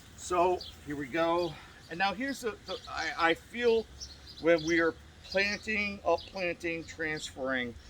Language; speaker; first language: English; native; English